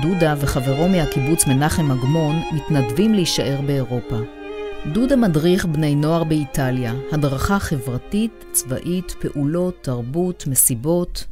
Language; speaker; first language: Hebrew; native; Hebrew